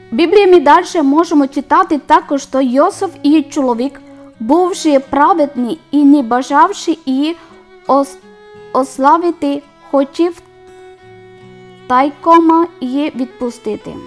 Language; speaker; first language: Ukrainian; non-native, learner; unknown